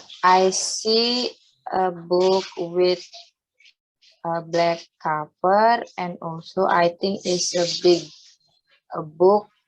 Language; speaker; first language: English; non-native, learner; Indonesian